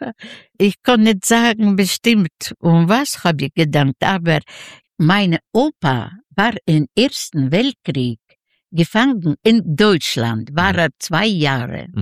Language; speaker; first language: German; non-native, learner; Ukrainian